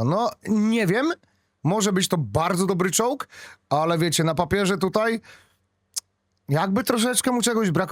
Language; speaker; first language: Polish; native; Polish